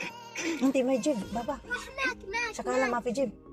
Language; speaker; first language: Arabic; non-native, learner; Filipino